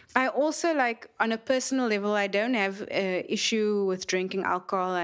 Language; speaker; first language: English; native; English